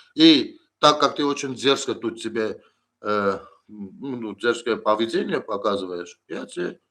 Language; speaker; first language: Russian; non-native, local second language; Armenian